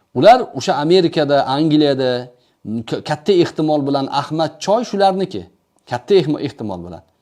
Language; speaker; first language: Uzbek; native; Uzbek